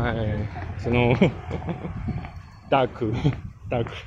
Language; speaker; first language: Japanese; non-native, learner; English